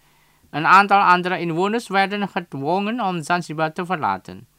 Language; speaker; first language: Dutch; non-native, fluent; Indonesian